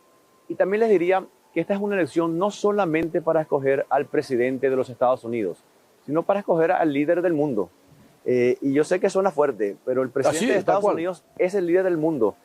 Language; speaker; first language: Spanish; native; Spanish